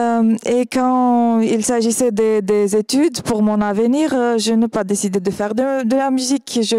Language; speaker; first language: French; non-native, fluent; Romanian